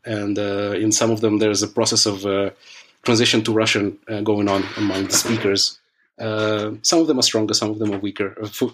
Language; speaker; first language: English; early bilingual, other home language; Russian